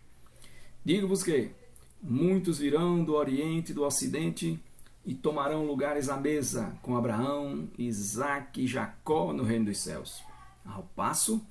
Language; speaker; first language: Portuguese; native; Portuguese